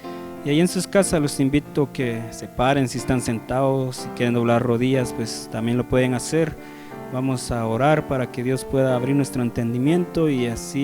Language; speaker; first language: Spanish; native; Spanish